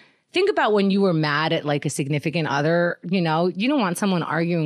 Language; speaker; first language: English; native; English